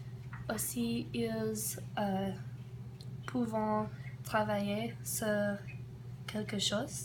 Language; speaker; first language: French; non-native, learner; English